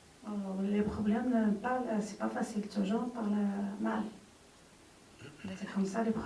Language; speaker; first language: French; non-native, learner; Arabic